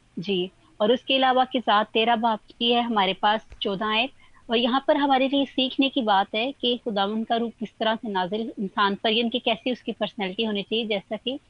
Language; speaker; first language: Urdu; non-native, local second language; Punjabi